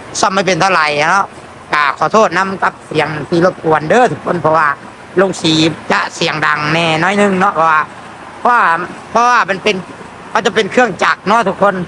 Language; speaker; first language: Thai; non-native, local second language; Lao